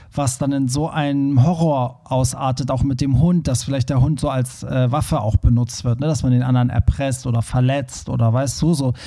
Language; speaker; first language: German; early bilingual, other home language; Persian